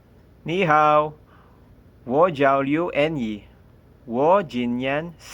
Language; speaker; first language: Chinese; non-native, learner; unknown